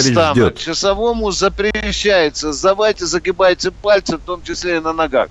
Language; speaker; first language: Russian; native; Russian